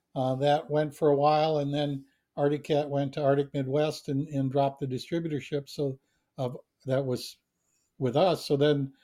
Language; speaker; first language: English; native; English